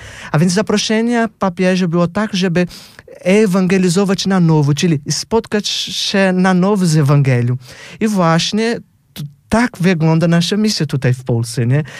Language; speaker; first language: Polish; non-native, fluent; Portuguese